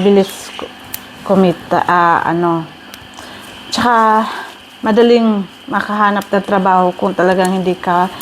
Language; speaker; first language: Filipino; native; Filipino